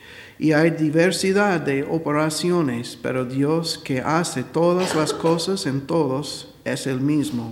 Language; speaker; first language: Spanish; non-native, learner; English